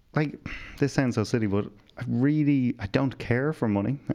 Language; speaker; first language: English; native; English